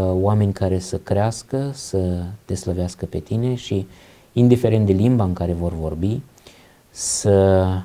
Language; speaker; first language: Romanian; native; Romanian